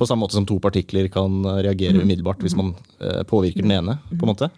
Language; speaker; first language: Norwegian; native; Norwegian